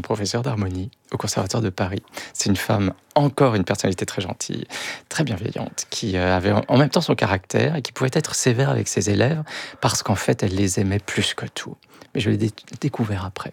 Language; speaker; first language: French; native; French